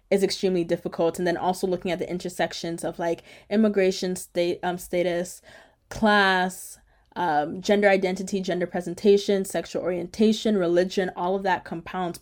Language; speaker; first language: English; native; English